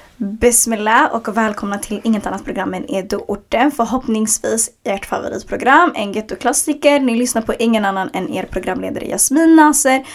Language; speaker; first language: Swedish; early bilingual, other home language; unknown